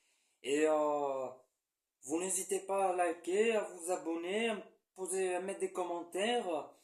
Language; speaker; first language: French; native; French